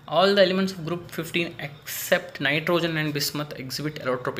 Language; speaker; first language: English; non-native, local second language; Kannada